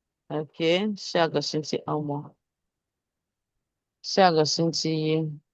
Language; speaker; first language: Chinese; non-native, learner; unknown